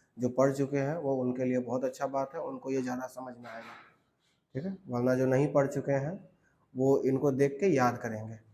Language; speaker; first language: Hindi; native; Hindi